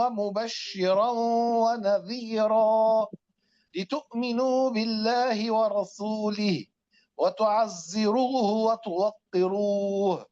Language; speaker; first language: Arabic; native; Arabic